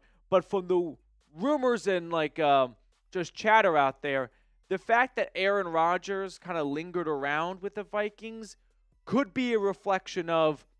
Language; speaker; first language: English; native; English